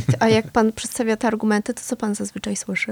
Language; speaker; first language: Polish; native; Polish